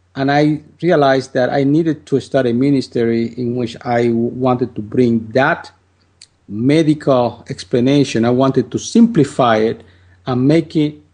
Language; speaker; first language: English; non-native, fluent; Spanish